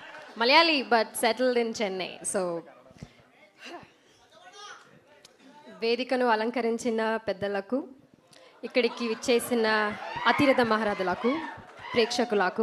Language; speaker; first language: Telugu; non-native, learner; Malayalam